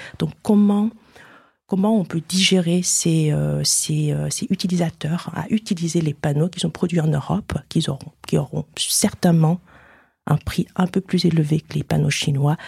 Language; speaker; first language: French; non-native, fluent; Chinese